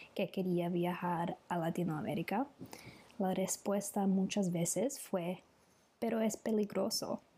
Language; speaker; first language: Spanish; non-native, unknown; English